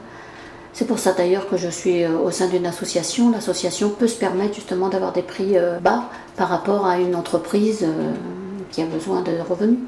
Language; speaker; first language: French; native; French